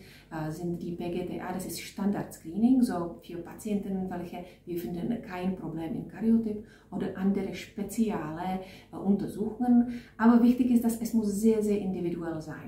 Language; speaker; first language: German; non-native, fluent; Czech